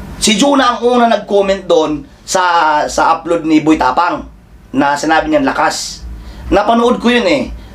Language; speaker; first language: Filipino; non-native, local second language; Cebuano